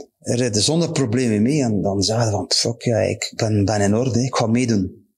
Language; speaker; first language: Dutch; native; Dutch